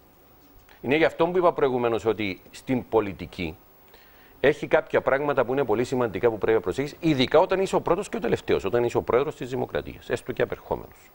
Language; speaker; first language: Greek; native; Greek